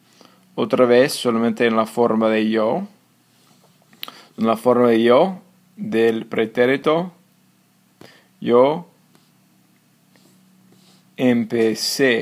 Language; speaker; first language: Spanish; non-native, fluent; English